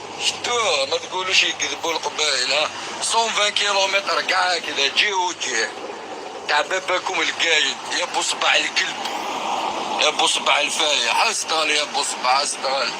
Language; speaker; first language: Arabic; native; Arabic